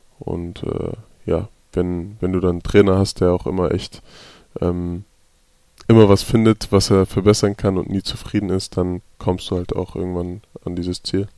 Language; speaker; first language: German; native; German